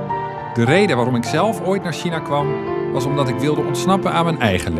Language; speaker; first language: Dutch; native; Dutch